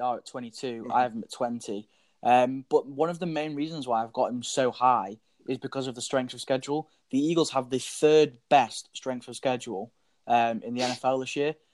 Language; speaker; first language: English; native; English